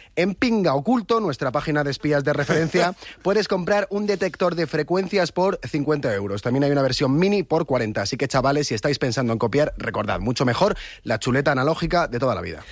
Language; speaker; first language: Spanish; native; Spanish